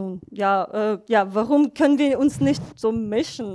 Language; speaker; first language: German; non-native, fluent; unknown